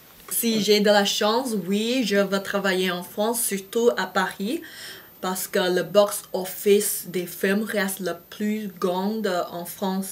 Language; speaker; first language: French; non-native, fluent; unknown